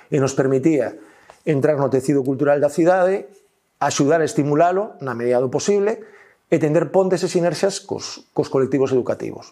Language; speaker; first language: Galician; native; Galician